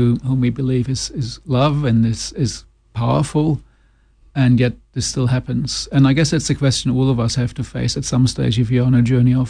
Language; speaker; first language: English; non-native, fluent; German